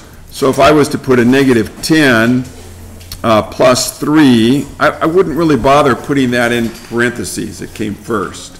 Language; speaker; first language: English; native; English